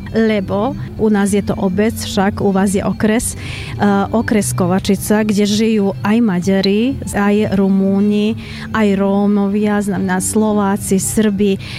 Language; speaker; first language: Slovak; early bilingual, heritage; Slovak